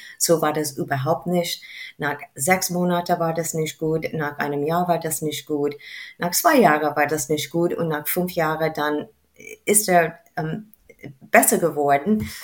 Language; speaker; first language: German; non-native, fluent; English